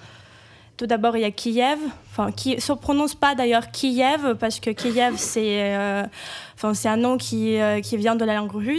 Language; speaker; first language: French; non-native, fluent; Ukrainian